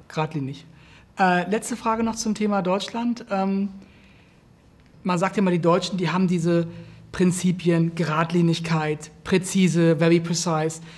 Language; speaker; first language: German; native; German